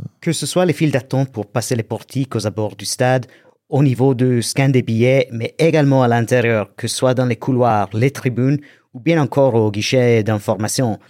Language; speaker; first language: French; non-native, fluent; English